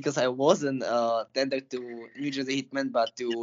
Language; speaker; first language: English; non-native, fluent; Slovak